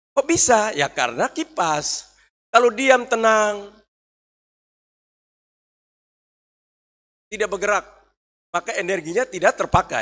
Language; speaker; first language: Indonesian; native; Indonesian